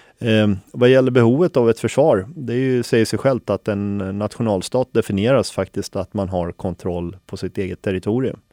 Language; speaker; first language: Swedish; early bilingual, other home language; Finnish